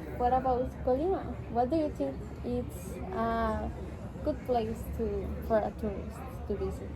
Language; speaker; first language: English; non-native, learner; Spanish